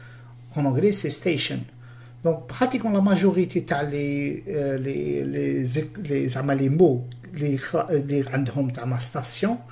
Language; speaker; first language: French; non-native, local second language; Arabic